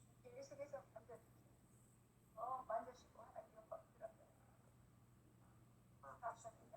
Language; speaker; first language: Korean; native; Korean